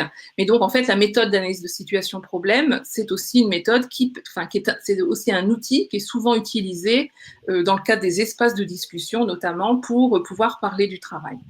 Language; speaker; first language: French; native; French